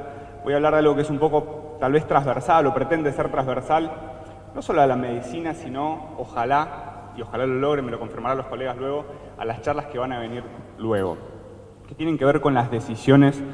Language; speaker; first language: Spanish; native; Spanish